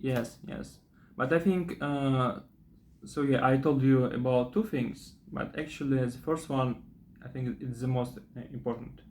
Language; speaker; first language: English; non-native, fluent; Russian